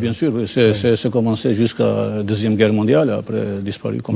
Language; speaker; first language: French; non-native, fluent; Albanian